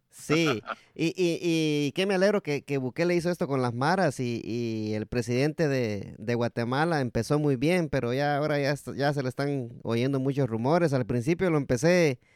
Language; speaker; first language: Spanish; native; Spanish